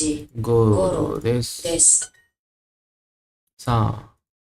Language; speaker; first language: Japanese; non-native, learner; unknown